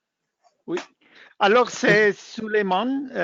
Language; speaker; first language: French; non-native, fluent; German